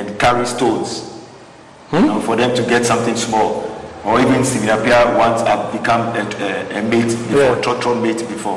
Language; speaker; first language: English; non-native, local second language; Ga